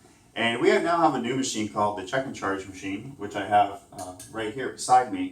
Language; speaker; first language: English; native; English